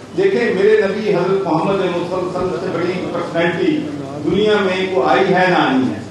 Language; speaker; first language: Urdu; non-native, local second language; Punjabi